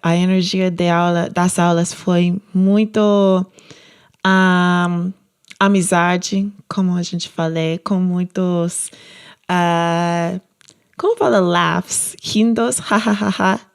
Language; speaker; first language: Portuguese; non-native, learner; English